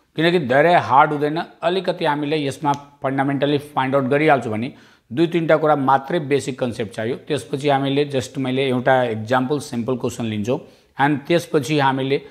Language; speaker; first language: Nepali; non-native, local second language; Bhojpuri